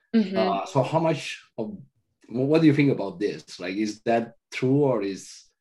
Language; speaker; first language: English; non-native, fluent; Italian